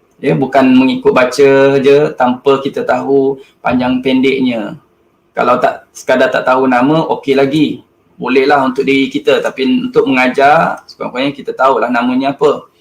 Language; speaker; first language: Malay; native; Malay